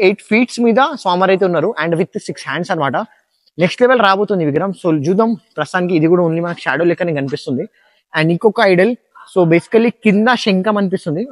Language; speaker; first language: Telugu; non-native, local second language; Hindi